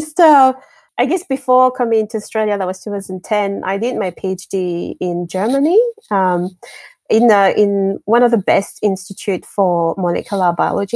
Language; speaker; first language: English; non-native, fluent; French